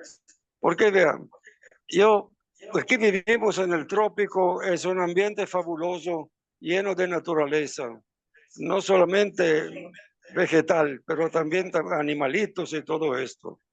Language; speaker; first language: Spanish; non-native, fluent; Italian